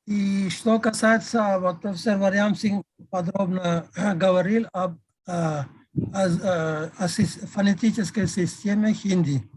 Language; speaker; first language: Russian; non-native, fluent; Telugu